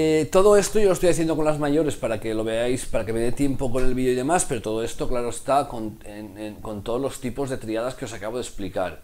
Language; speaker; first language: Spanish; native; Spanish